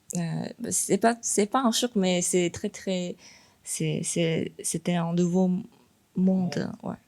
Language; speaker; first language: French; non-native, fluent; Korean